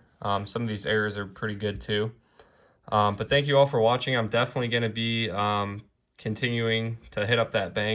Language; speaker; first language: English; native; English